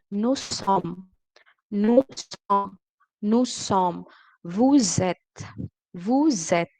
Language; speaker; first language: French; non-native, fluent; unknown